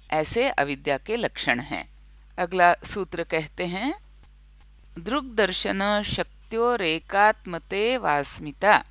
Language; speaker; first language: Hindi; non-native, local second language; Marathi